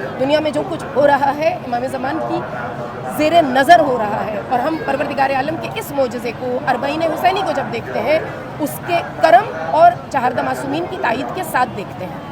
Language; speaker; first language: Urdu; native; Urdu